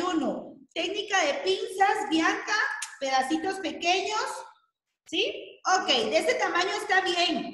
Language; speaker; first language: Spanish; native; Spanish